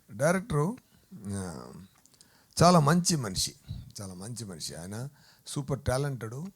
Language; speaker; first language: Telugu; non-native, learner; Tamil